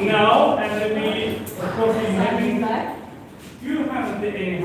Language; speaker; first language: English; non-native, fluent; Turkish